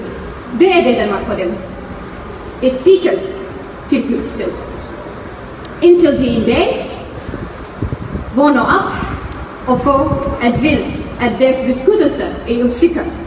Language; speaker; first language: Danish; non-native, fluent; Arabic